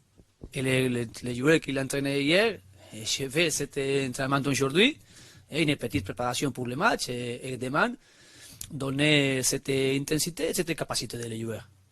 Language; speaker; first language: French; non-native, learner; Spanish